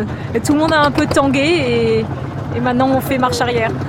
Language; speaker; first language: French; native; French